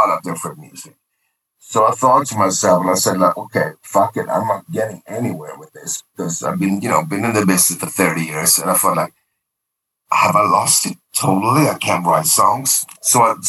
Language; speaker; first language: English; non-native, fluent; Swedish